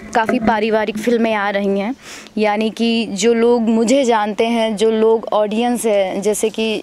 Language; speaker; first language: Hindi; native; Hindi